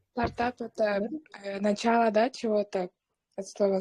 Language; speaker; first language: Russian; non-native, local second language; Kyrgyz